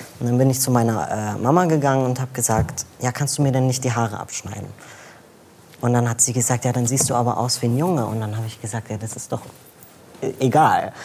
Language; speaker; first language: German; native; German